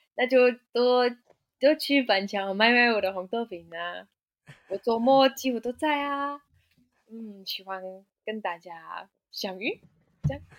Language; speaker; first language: Chinese; non-native, fluent; German